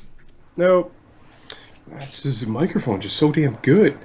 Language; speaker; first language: English; native; English